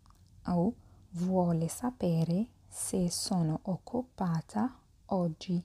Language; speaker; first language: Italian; non-native, fluent; Arabic